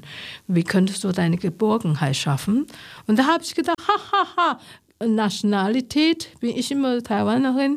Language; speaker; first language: German; non-native, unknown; Chinese